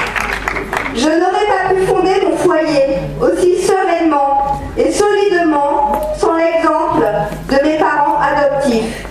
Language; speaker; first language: French; native; French